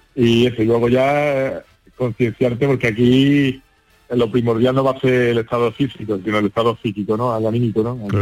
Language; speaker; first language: Spanish; native; Spanish